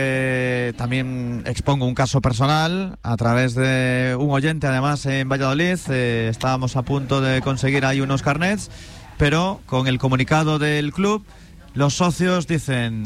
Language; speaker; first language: Spanish; native; Spanish